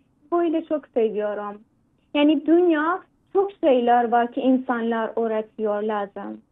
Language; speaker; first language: Turkish; non-native, learner; Persian